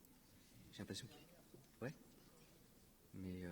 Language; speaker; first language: French; native; French